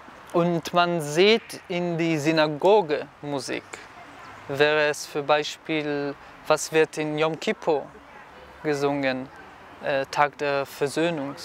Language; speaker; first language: German; non-native, fluent; Hebrew